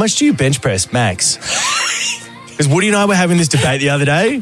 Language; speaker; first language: English; native; English